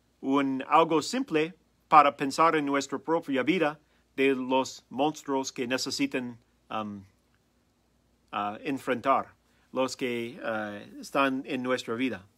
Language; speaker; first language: Spanish; non-native, fluent; English